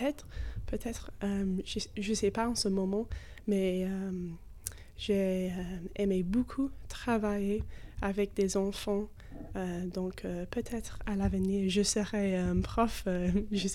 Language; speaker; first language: French; non-native, fluent; English